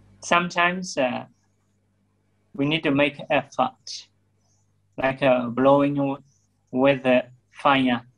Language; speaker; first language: English; non-native, learner; Burmese